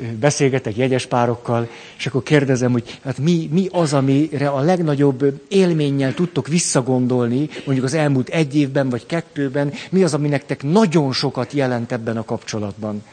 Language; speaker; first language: Hungarian; native; Hungarian